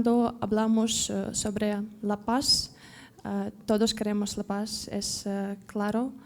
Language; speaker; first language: Spanish; non-native, fluent; Ukrainian